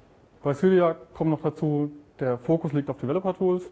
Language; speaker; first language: German; native; German